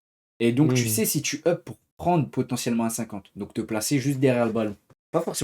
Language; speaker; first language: French; native; French